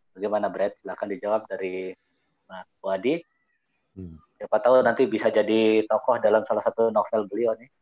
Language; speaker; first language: Indonesian; native; Indonesian